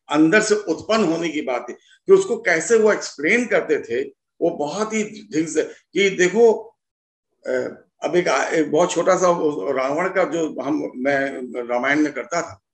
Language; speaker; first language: Hindi; native; Hindi